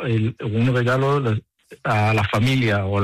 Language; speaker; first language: Spanish; non-native, learner; Hebrew